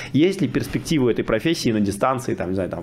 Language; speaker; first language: Russian; native; Russian